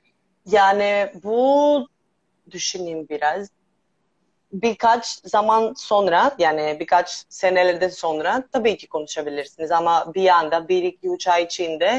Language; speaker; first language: Turkish; non-native, learner; Greek